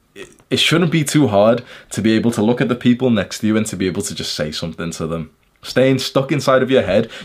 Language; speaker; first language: English; native; English